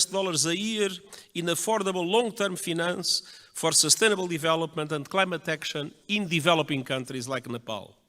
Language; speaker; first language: English; non-native, fluent; Portuguese